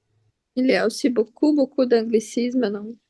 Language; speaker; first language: French; non-native, learner; Portuguese